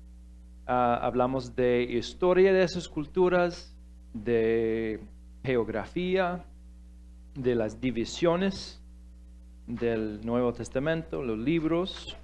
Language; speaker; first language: Spanish; non-native, fluent; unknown